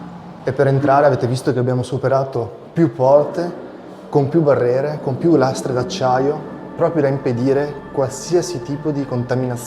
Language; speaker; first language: Italian; native; Italian